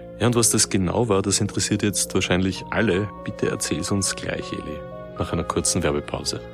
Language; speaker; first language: German; native; German